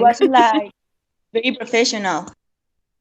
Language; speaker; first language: English; non-native, learner; Spanish